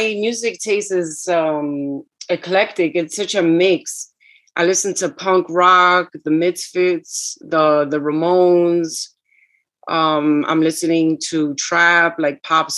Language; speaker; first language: English; early bilingual, other home language; Spanish